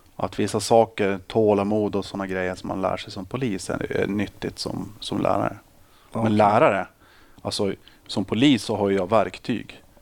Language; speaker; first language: Swedish; native; Swedish